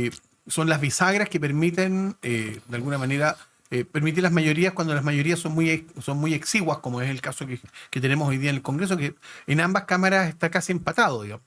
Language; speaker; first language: Spanish; native; Spanish